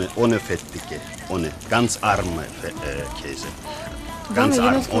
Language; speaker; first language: German; non-native, learner; Turkish